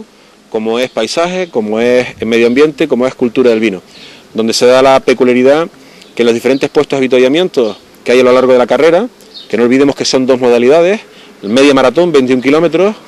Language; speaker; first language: Spanish; native; Spanish